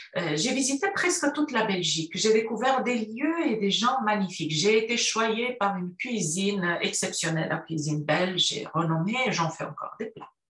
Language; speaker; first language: French; non-native, fluent; Romanian